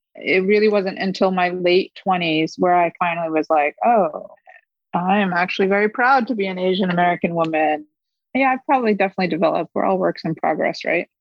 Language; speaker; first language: English; early bilingual, other home language; Korean